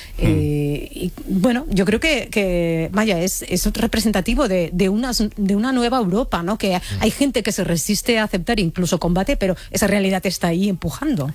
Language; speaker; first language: Spanish; native; Spanish